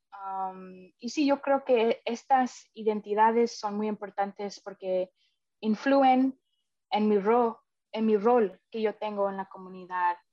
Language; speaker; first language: Spanish; early bilingual, heritage; Spanish